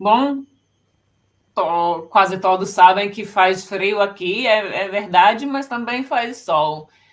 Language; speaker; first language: Portuguese; non-native, fluent; Finnish